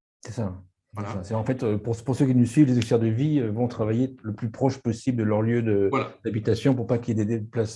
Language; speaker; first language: French; native; French